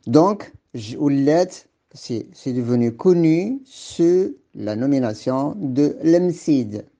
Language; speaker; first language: French; non-native, local second language; Arabic